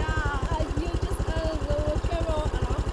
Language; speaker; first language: English; non-native, learner; Korean